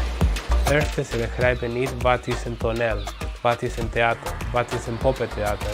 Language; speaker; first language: Dutch; non-native, learner; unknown